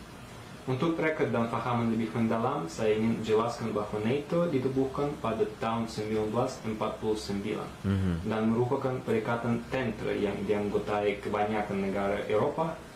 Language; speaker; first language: Malay; non-native, fluent; Russian